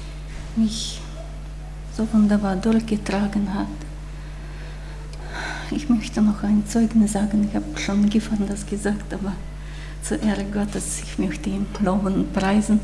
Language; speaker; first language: German; non-native, fluent; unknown